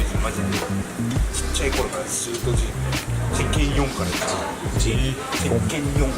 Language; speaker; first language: Japanese; native; Japanese